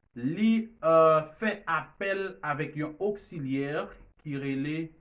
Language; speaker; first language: French; non-native, learner; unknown